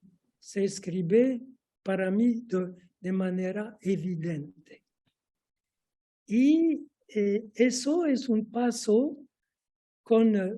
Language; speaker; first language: Spanish; non-native, fluent; French